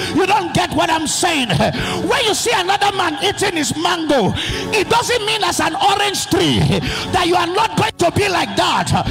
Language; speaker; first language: English; non-native, local second language; Yoruba